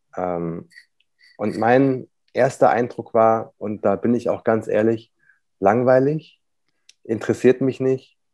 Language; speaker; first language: German; native; German